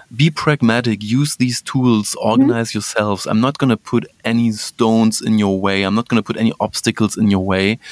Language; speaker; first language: English; non-native, fluent; German